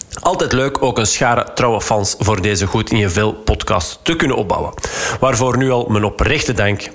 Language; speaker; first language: Dutch; native; Dutch